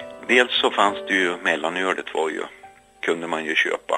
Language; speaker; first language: Swedish; native; Swedish